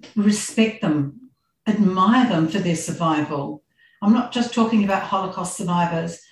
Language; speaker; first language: English; native; English